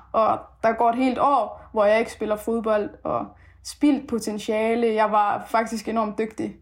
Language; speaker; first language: Danish; early bilingual, other home language; Persian